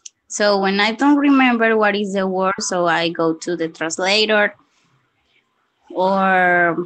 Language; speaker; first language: English; non-native, learner; Spanish